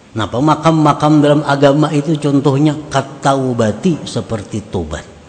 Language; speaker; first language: Indonesian; non-native, local second language; Banjar